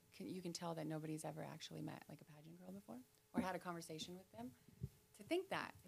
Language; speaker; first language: English; native; English